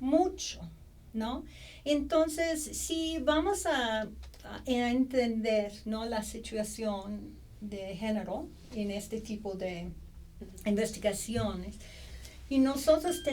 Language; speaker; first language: Spanish; non-native, fluent; English